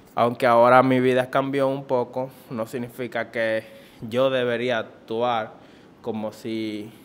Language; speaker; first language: Spanish; native; Spanish